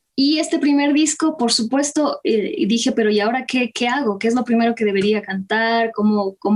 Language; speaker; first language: Spanish; non-native, local second language; Quechua